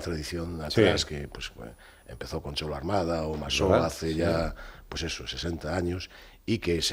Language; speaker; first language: Spanish; native; Spanish